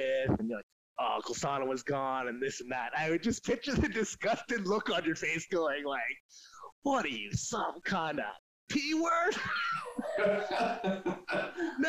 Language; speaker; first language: English; native; English